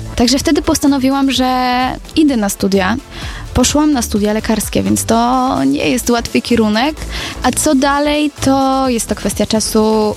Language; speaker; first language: Polish; native; Polish